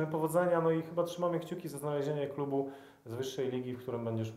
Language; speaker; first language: Polish; native; Polish